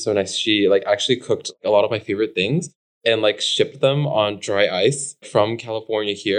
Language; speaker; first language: English; native; English